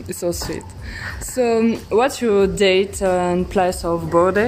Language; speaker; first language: English; non-native, learner; French